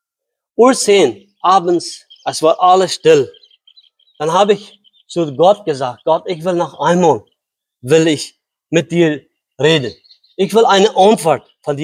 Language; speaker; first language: German; early bilingual, heritage; Low German